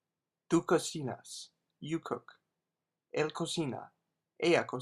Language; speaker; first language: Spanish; non-native, fluent; English